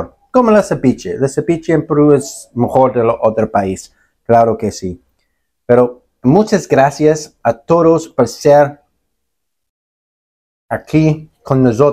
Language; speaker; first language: Spanish; non-native, learner; English